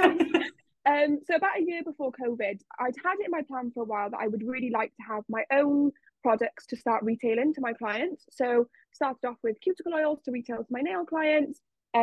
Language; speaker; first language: English; native; English